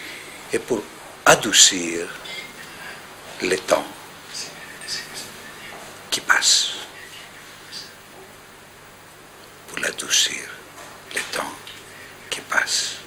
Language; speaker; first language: French; non-native, fluent; Greek